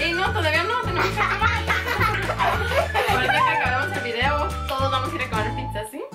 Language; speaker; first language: Spanish; early bilingual, heritage; Spanish